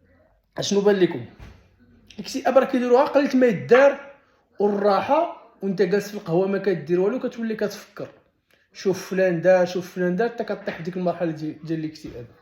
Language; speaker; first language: Arabic; native; Arabic